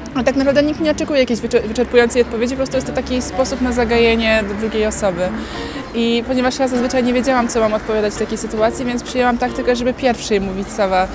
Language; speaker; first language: Polish; native; Polish